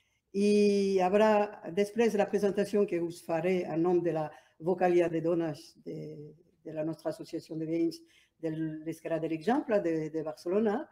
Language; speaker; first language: Catalan; non-native, local second language; Spanish